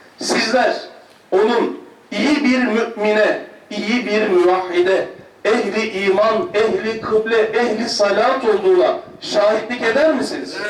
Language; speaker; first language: Turkish; native; Turkish